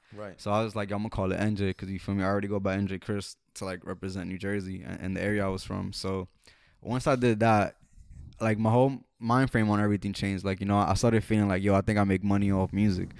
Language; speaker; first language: English; native; English